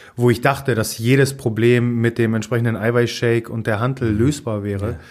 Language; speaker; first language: German; non-native, fluent; Polish